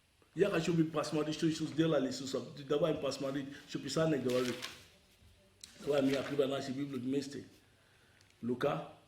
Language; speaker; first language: Russian; non-native, learner; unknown